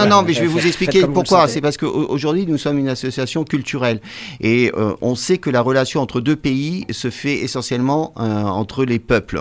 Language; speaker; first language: French; native; French